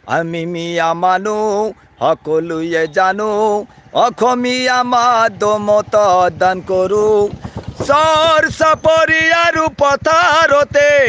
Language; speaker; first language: Assamese; non-native, local second language; Bangla